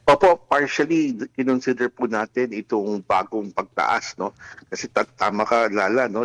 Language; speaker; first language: Filipino; native; Filipino